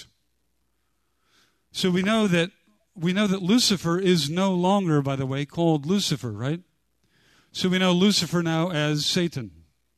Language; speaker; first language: English; native; English